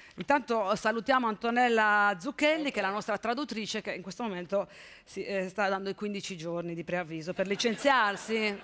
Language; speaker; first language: Italian; native; Italian